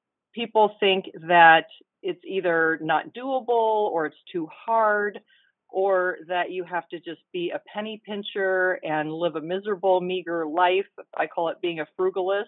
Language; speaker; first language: English; native; English